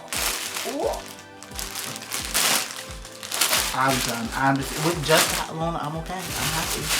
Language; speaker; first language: English; native; English